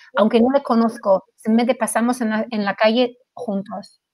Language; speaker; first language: Spanish; non-native, fluent; English